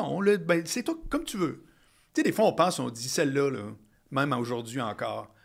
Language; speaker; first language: French; native; French